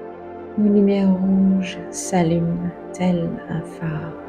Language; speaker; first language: French; native; French